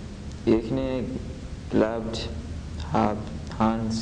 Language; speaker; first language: German; non-native, learner; English